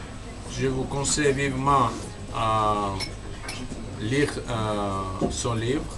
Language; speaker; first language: French; non-native, fluent; Georgian